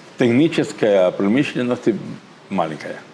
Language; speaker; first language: Russian; non-native, learner; Spanish